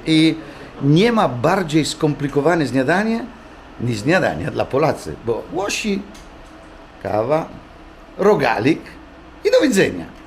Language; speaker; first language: Polish; non-native, fluent; Italian